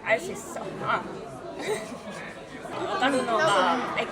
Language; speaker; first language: Japanese; non-native, learner; Korean